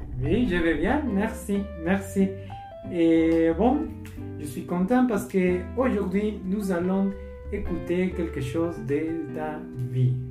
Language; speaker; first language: French; non-native, learner; Spanish